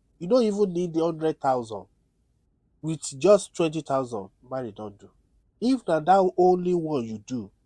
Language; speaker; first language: Nigerian Pidgin; non-native, local second language; Yoruba